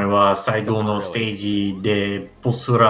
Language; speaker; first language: Japanese; non-native, learner; English